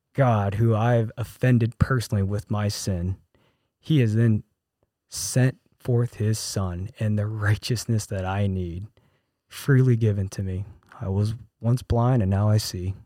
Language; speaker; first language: English; early bilingual, other home language; Korean